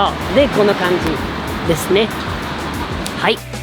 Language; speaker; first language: Japanese; non-native, learner; French